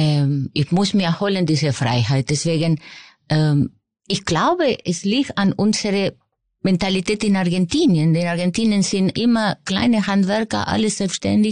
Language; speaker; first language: German; non-native, fluent; Spanish